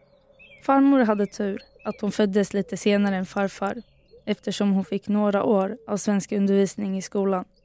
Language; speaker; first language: Swedish; early bilingual, heritage; Finnish